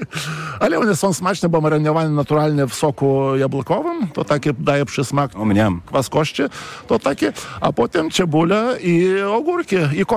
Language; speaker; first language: Polish; non-native, fluent; Lithuanian